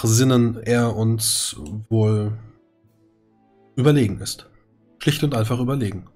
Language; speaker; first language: German; native; German